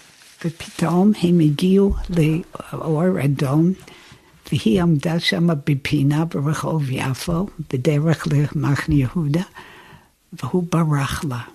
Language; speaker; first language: Hebrew; non-native, fluent; English